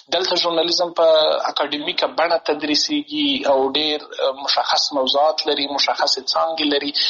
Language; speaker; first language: Pashto; native; Pashto